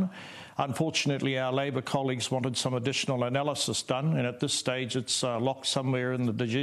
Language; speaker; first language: English; native; English